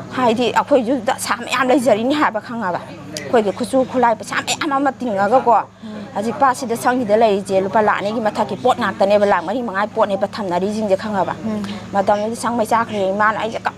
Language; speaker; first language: Manipuri; native; Manipuri